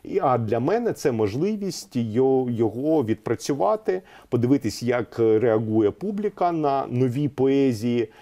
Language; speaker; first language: Ukrainian; non-native, local second language; Russian